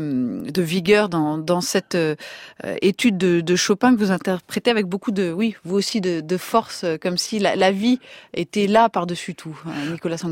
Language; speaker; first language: French; native; French